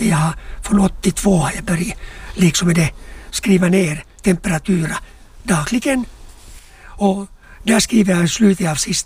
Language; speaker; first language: Swedish; non-native, local second language; Finnish